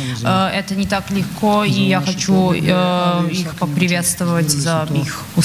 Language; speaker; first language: Russian; non-native, fluent; Serbian